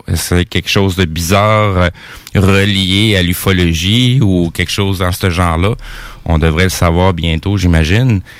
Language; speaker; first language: French; native; French